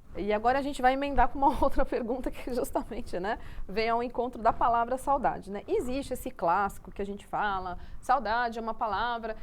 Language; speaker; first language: Portuguese; native; Portuguese